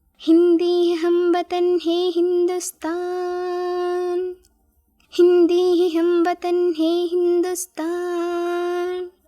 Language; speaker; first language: Hindi; non-native, local second language; Telugu